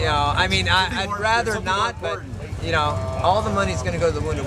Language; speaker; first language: English; native; English